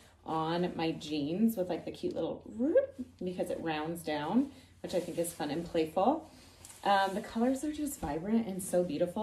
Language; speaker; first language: English; native; English